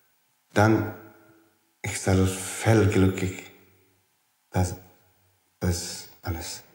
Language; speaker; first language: Dutch; non-native, learner; Tibetan